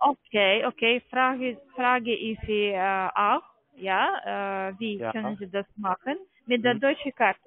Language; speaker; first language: German; non-native, learner; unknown